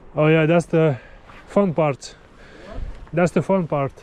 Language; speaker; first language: English; non-native, fluent; Lithuanian